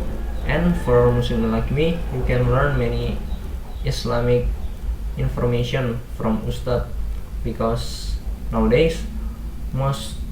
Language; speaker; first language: English; non-native, learner; Indonesian